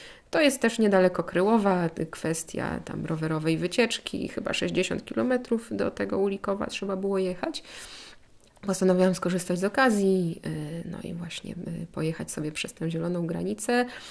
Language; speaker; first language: Polish; native; Polish